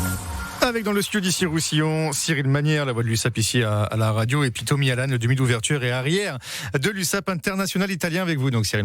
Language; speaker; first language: French; native; French